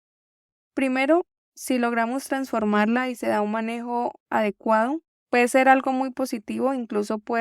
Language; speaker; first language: Spanish; native; Spanish